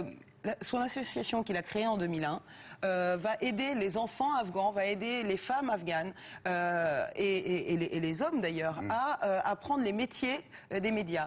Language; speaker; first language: French; native; French